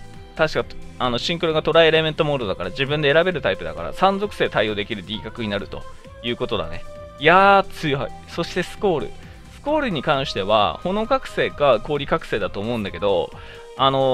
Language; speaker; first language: Japanese; native; Japanese